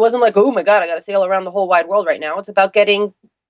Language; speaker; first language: English; native; English